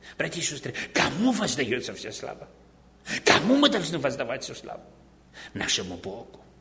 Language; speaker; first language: Russian; non-native, local second language; Romanian